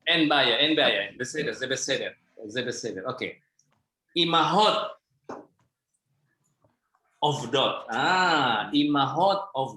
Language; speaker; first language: Hebrew; non-native, fluent; Indonesian